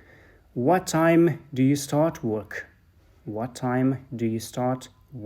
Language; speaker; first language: English; non-native, fluent; Persian